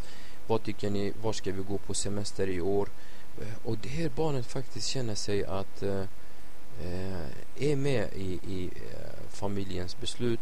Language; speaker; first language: Swedish; non-native, fluent; Arabic